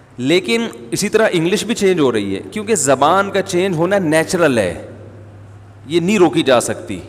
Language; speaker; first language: Urdu; native; Urdu